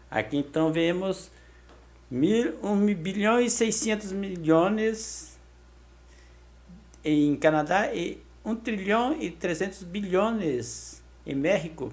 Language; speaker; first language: Spanish; non-native, learner; Portuguese